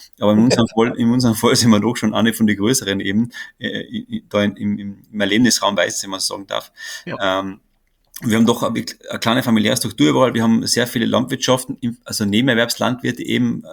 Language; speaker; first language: German; native; German